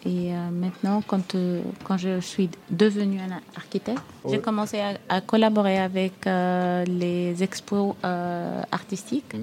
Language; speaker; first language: French; non-native, fluent; Arabic